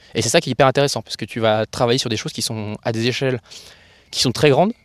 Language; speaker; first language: French; native; French